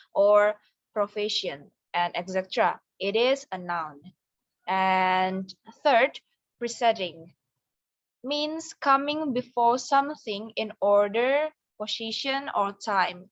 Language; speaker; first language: English; non-native, learner; Indonesian